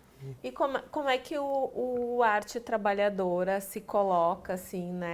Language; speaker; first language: Portuguese; native; Portuguese